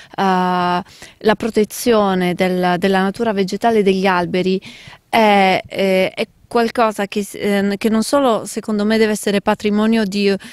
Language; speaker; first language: Italian; native; Italian